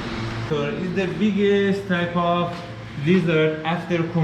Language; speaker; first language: English; non-native, learner; Persian